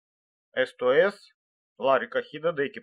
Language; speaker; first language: Spanish; non-native, learner; Russian